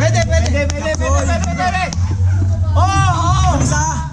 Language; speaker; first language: Filipino; native; Filipino